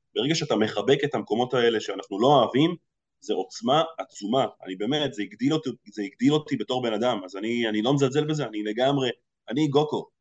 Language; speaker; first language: Hebrew; early bilingual, other home language; Russian